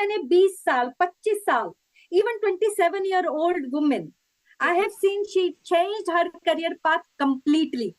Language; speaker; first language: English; non-native, local second language; Hindi